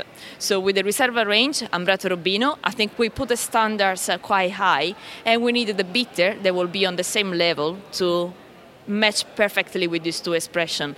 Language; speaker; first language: English; non-native, fluent; Italian